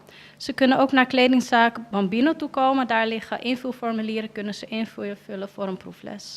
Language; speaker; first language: Dutch; native; Dutch